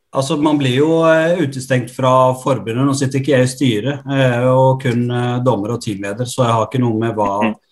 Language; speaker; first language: Norwegian; early bilingual, other home language; Arabic